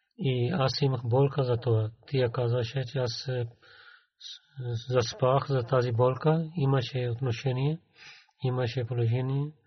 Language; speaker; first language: Bulgarian; non-native, learner; Urdu